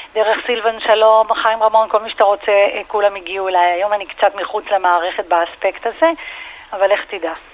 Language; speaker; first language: Hebrew; early bilingual, other home language; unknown